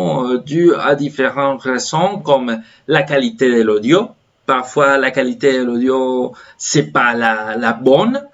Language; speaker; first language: French; non-native, fluent; Spanish